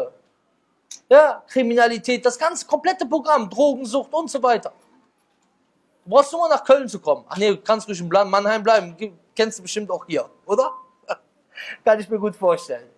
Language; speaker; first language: German; native; German